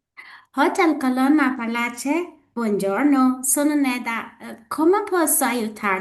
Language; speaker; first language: Italian; non-native, learner; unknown